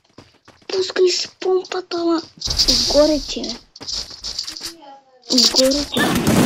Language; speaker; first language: Bulgarian; native; Bulgarian